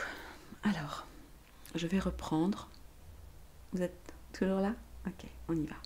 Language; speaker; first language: French; native; French